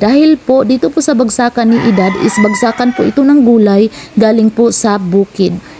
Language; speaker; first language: Filipino; non-native, local second language; Cebuano